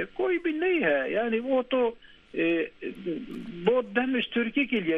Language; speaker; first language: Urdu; non-native, learner; Turkish